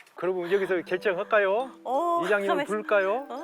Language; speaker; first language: Korean; native; Korean